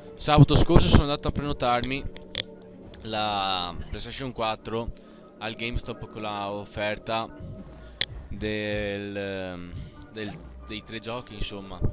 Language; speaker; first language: Italian; native; Italian